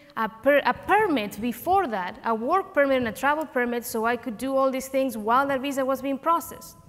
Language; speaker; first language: English; non-native, fluent; Spanish